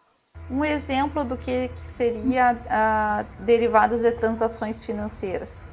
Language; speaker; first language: Portuguese; native; Portuguese